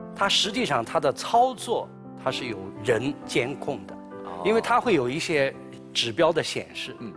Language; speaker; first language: Chinese; native; Chinese